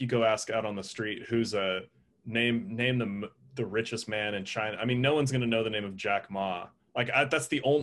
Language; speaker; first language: English; native; English